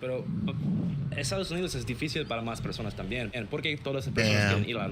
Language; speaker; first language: Spanish; non-native, learner; English